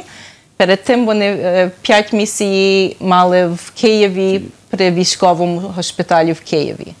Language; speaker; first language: Ukrainian; early bilingual, heritage; Ukrainian